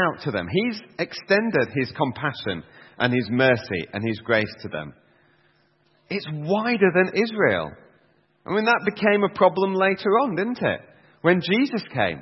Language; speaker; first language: English; native; English